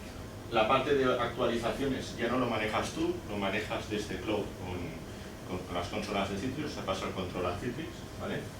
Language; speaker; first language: Spanish; native; Spanish